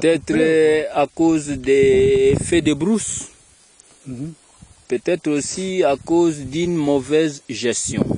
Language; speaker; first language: French; non-native, local second language; Kongo